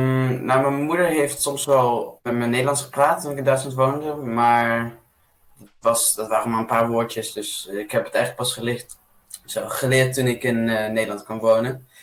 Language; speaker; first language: Dutch; early bilingual, other home language; German